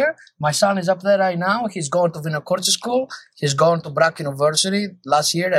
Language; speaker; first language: English; non-native, fluent; Greek